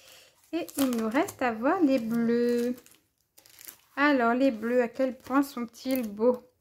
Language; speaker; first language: French; native; French